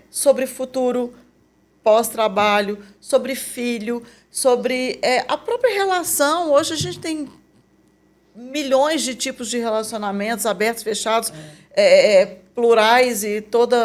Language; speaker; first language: Portuguese; native; Portuguese